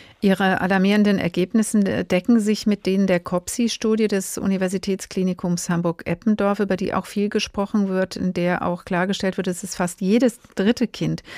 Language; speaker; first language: German; native; German